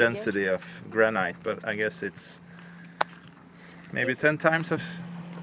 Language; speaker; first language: English; non-native, fluent; Swedish